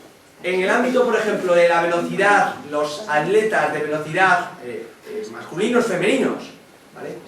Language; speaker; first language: Spanish; native; Spanish